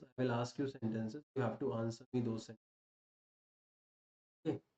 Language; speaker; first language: English; non-native, local second language; Hindi